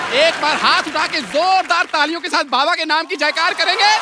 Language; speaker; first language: Hindi; native; Hindi